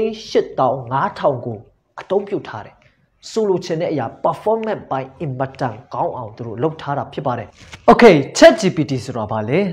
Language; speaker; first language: Burmese; non-native, local second language; Tedim Chin